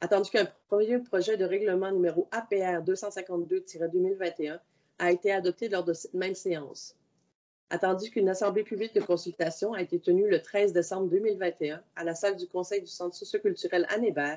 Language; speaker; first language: French; native; French